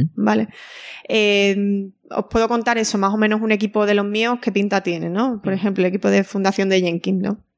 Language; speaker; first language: Spanish; native; Spanish